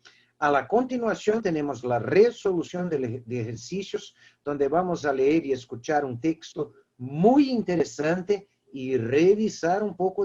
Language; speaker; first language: Spanish; non-native, fluent; Portuguese